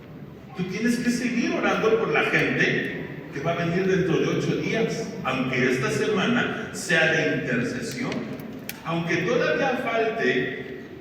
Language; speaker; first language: Spanish; native; Spanish